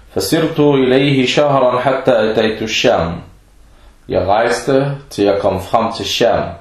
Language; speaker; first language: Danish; early bilingual, other home language; Arabic